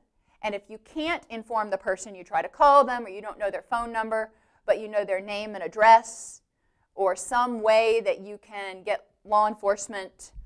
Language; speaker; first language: English; native; English